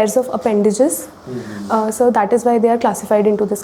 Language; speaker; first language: English; non-native, local second language; Hindi